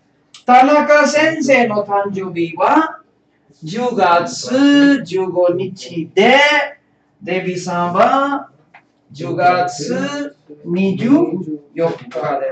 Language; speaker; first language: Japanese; non-native, fluent; Tamil